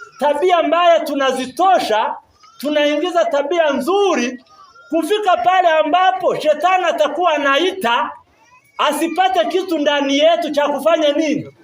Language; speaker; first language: Swahili; non-native, local second language; Kinyarwanda